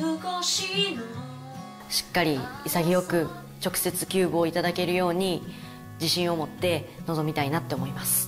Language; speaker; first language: Japanese; native; Japanese